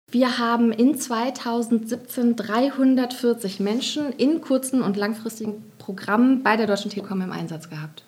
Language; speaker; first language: German; native; German